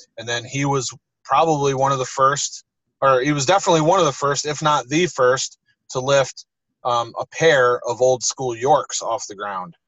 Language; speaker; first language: English; native; English